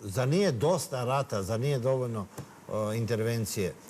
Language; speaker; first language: Bosnian; native; Bosnian